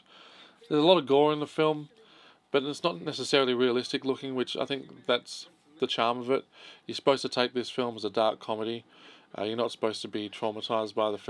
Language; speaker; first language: English; native; English